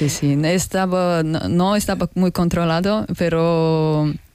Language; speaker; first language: Spanish; non-native, learner; Russian